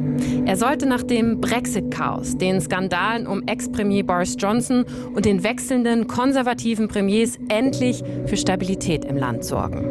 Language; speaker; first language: German; native; German